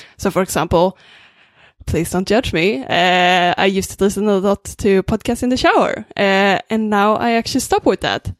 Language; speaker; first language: English; non-native, fluent; Swedish